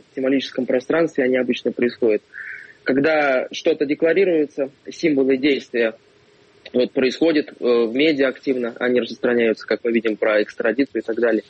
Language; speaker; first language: Russian; native; Russian